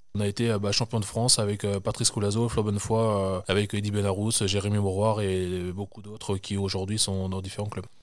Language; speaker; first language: French; native; French